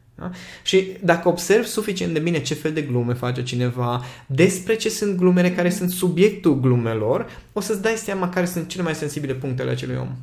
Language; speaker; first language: Romanian; non-native, local second language; Hungarian